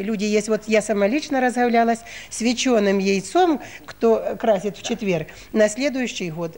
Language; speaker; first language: Russian; native; Russian